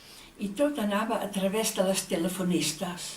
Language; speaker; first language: Catalan; non-native, fluent; Dutch